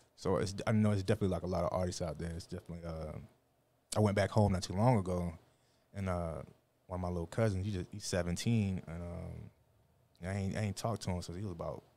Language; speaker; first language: English; native; English